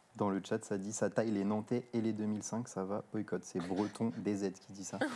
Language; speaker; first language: French; native; French